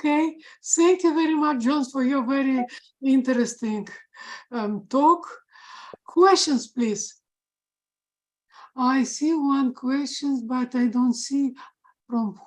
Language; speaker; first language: English; non-native, fluent; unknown